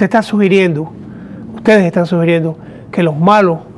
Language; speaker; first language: Spanish; native; Spanish